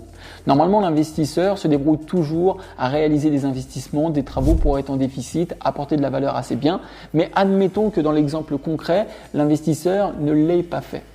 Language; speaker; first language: French; native; French